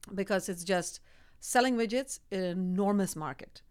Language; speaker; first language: English; non-native, fluent; Czech